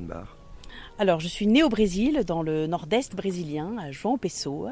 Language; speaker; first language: French; native; French